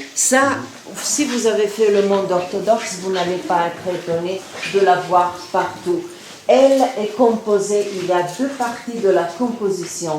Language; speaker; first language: French; non-native, fluent; Bulgarian